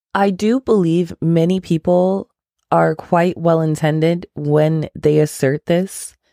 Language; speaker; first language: English; non-native, local second language; Akan